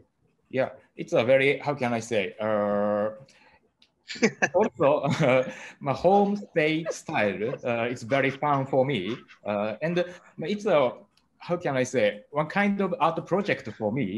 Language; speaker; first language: English; non-native, learner; Japanese